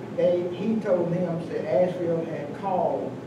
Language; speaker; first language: English; native; English